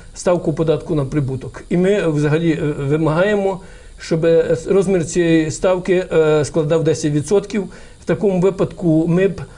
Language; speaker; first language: Ukrainian; native; Ukrainian